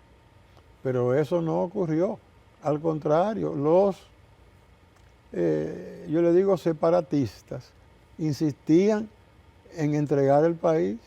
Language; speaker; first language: Spanish; native; Spanish